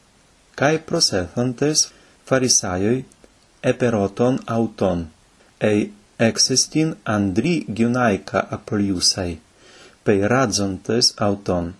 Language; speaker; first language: Greek; non-native, fluent; Ukrainian